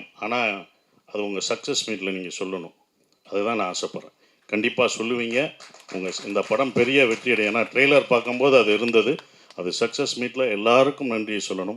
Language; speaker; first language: Tamil; native; Tamil